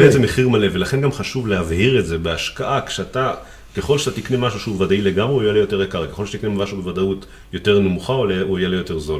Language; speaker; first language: Hebrew; native; Hebrew